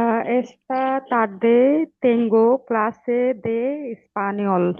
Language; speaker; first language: Spanish; non-native, learner; Bangla